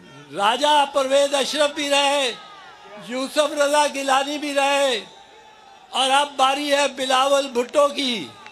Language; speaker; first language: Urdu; non-native, local second language; Punjabi